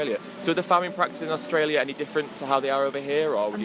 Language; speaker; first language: English; native; English